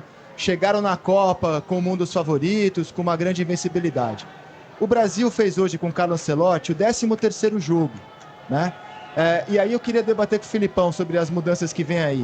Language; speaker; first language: Portuguese; native; Portuguese